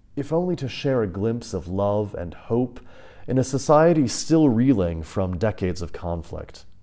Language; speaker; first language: English; native; English